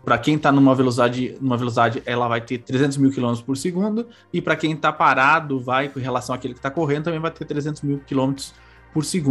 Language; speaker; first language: Portuguese; native; Portuguese